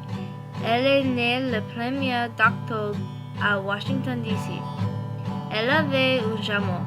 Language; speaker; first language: French; non-native, learner; English